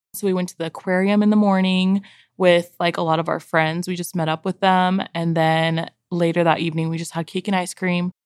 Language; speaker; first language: English; native; English